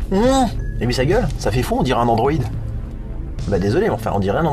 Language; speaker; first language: French; native; French